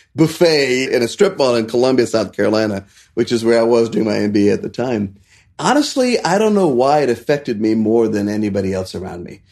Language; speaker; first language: English; non-native, local second language; Hindi